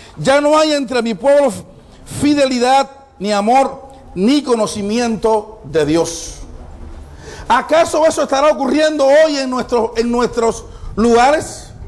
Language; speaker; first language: Spanish; native; Spanish